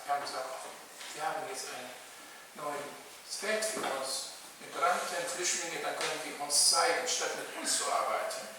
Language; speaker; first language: German; non-native, fluent; Arabic